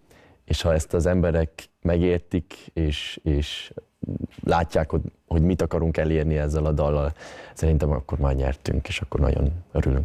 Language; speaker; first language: Hungarian; early bilingual, other home language; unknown